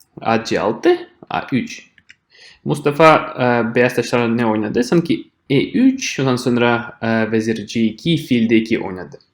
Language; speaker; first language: Turkish; non-native, fluent; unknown